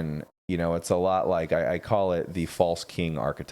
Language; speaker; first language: English; native; English